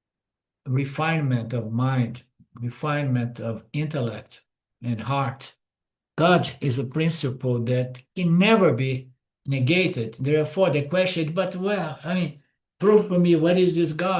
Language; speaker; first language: English; non-native, fluent; Portuguese